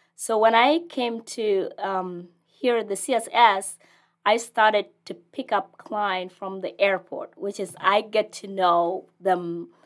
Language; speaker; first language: English; non-native, fluent; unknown